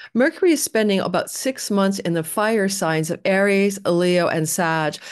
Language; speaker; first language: English; native; English